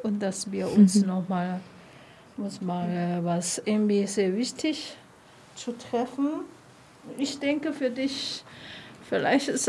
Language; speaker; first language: German; non-native, learner; Chinese